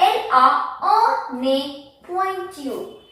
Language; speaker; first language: French; non-native, fluent; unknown